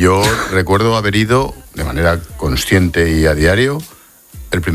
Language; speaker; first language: Spanish; native; Spanish